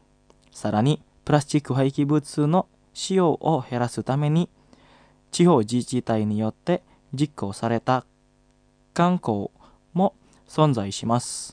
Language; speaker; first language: Japanese; non-native, fluent; Indonesian